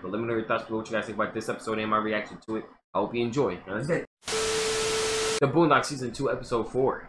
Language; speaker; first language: English; native; English